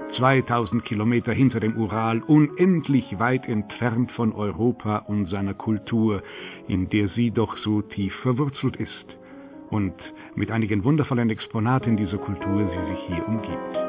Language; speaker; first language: German; native; German